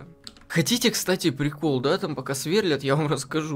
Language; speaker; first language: Russian; native; Russian